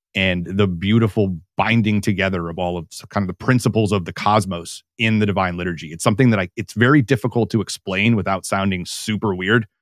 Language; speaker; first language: English; native; English